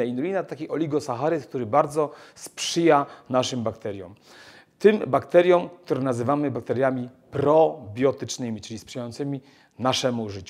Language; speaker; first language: Polish; native; Polish